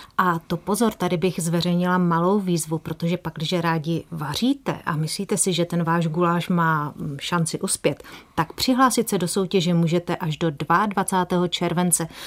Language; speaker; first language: Czech; native; Czech